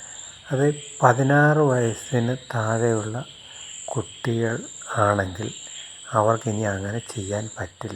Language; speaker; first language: Malayalam; native; Malayalam